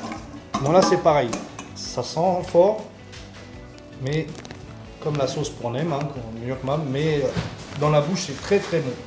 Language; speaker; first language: French; native; French